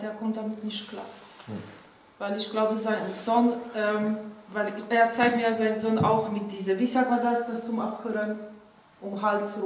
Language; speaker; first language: German; non-native, fluent; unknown